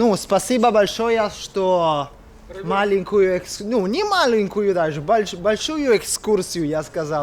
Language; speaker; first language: Russian; non-native, fluent; Italian